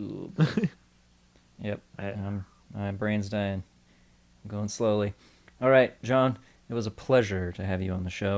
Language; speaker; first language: English; native; English